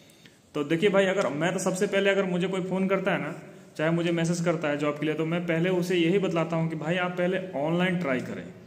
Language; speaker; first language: Hindi; native; Hindi